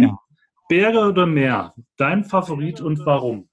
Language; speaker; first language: German; native; German